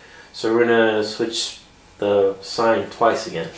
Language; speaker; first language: English; native; English